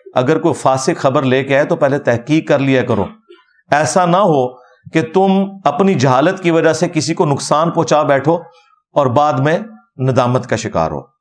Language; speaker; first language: Urdu; non-native, local second language; Punjabi